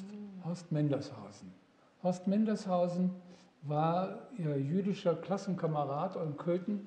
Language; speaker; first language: German; native; German